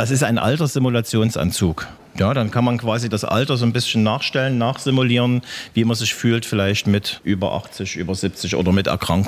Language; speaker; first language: German; native; German